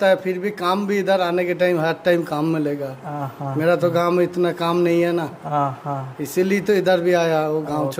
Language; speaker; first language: Hindi; non-native, local second language; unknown